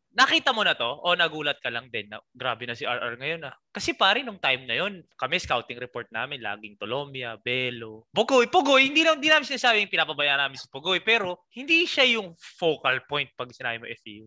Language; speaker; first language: Filipino; native; Filipino